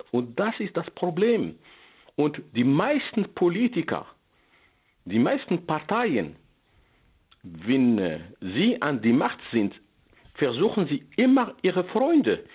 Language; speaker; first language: German; non-native, learner; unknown